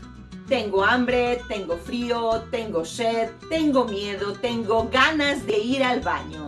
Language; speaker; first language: Spanish; non-native, fluent; Portuguese